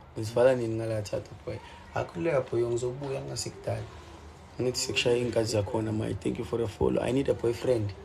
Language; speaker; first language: Zulu; native; Zulu